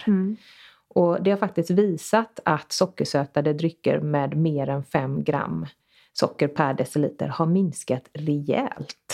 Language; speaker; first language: Swedish; native; Swedish